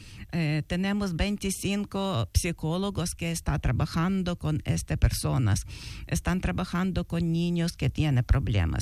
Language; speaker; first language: Spanish; non-native, learner; Ukrainian